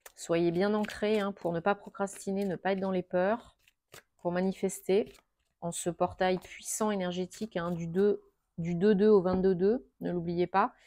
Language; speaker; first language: French; native; French